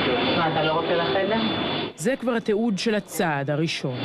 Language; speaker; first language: Hebrew; native; Hebrew